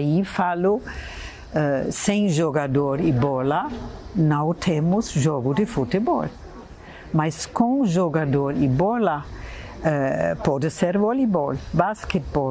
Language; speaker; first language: Portuguese; non-native, fluent; German